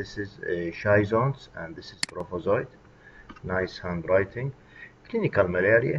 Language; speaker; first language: English; non-native, fluent; Arabic